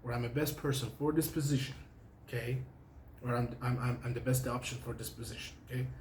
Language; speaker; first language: English; non-native, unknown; Persian